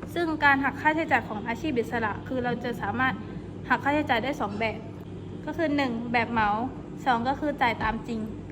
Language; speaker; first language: Thai; non-native, local second language; Pattani Malay